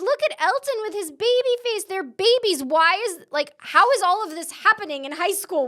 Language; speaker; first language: English; native; English